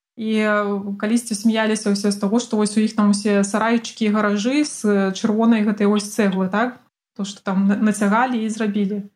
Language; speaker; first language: Belarusian; non-native, local second language; Russian